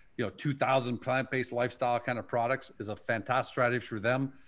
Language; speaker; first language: English; native; English